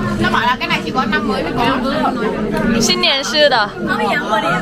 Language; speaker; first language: Chinese; non-native, learner; Thai